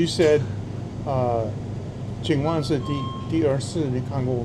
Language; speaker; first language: Chinese; non-native, fluent; English